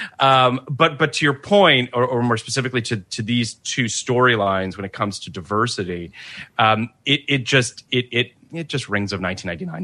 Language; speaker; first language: English; native; English